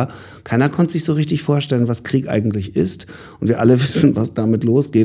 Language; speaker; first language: German; native; German